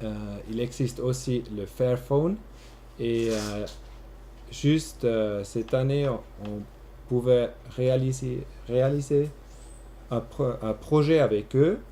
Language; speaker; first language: French; non-native, local second language; German